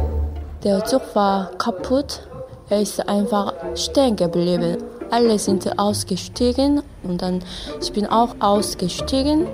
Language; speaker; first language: German; non-native, learner; Korean